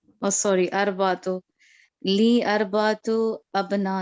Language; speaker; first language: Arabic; non-native, learner; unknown